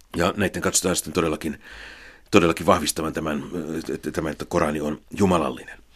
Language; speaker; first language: Finnish; native; Finnish